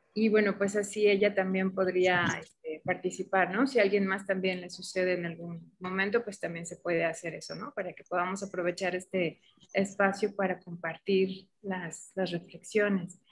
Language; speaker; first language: Spanish; native; Spanish